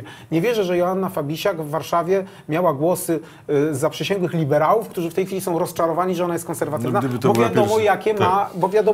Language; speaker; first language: Polish; native; Polish